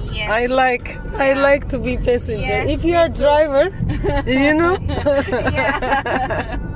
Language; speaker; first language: English; non-native, learner; Turkish